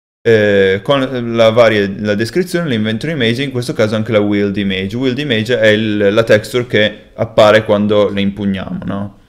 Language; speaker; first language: Italian; native; Italian